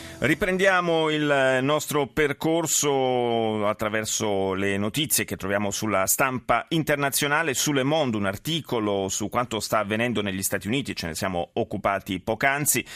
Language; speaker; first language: Italian; native; Italian